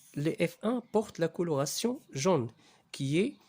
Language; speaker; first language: French; non-native, local second language; Arabic